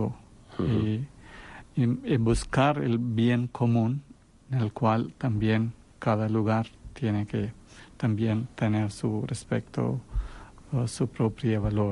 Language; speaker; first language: Spanish; non-native, fluent; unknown